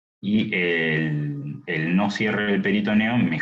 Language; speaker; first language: Spanish; native; Spanish